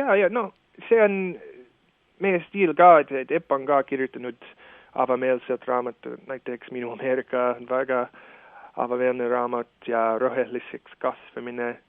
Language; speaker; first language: Estonian; non-native, fluent; English